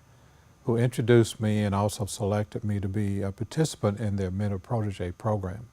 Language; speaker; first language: English; native; English